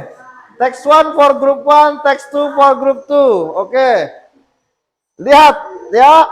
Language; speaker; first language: English; non-native, fluent; Indonesian